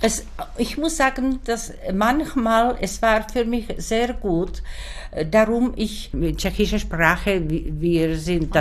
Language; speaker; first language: German; non-native, learner; Czech